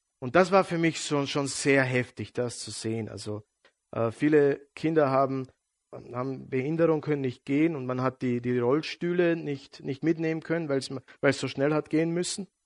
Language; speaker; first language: German; non-native, fluent; Serbian